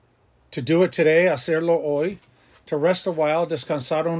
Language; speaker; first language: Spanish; non-native, fluent; English